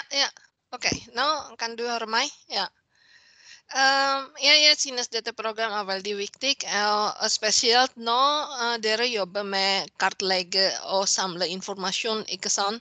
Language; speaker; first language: Norwegian; non-native, learner; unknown